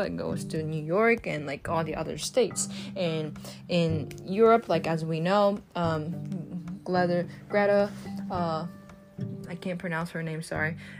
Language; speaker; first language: English; non-native, fluent; Japanese